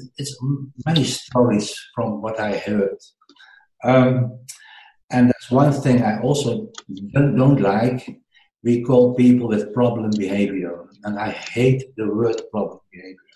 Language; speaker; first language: English; non-native, fluent; Dutch